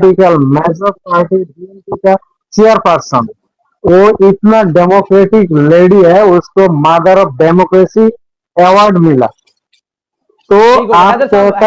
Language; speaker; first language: Hindi; non-native, fluent; Bangla